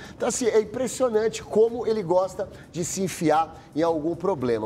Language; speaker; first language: Portuguese; native; Portuguese